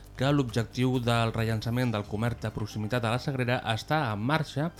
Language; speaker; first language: Catalan; native; Catalan